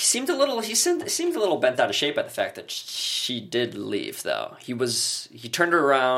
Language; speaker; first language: English; native; English